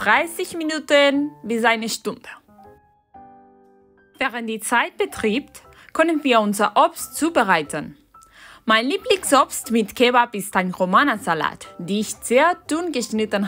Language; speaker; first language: German; non-native, learner; Spanish